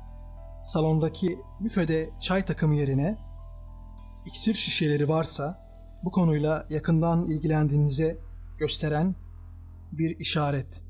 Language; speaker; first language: Turkish; native; Turkish